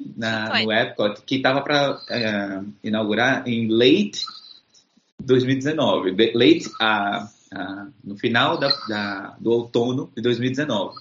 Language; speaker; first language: Portuguese; native; Portuguese